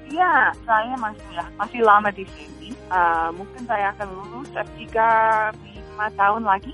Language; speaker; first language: Indonesian; non-native, fluent; English